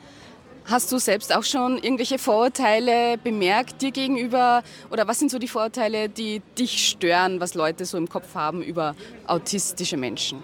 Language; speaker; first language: German; native; German